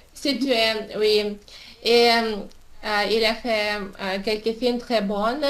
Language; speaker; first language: French; non-native, learner; Russian